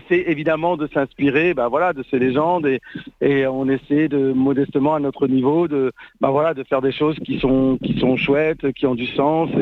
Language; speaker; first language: French; native; French